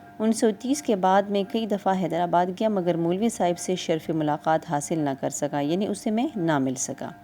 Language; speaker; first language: Urdu; non-native, local second language; Pashto